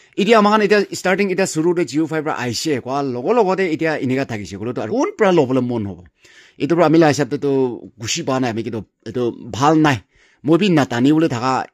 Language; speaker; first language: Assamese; non-native, local second language; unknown